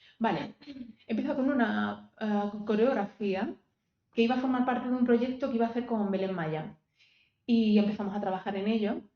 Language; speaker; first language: Spanish; native; Spanish